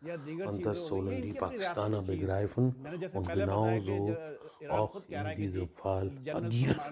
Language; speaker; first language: German; non-native, learner; Urdu